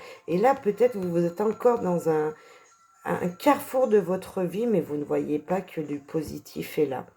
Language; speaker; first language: French; native; French